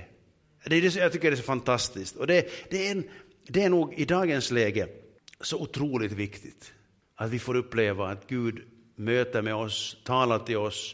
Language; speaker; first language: Swedish; native; Swedish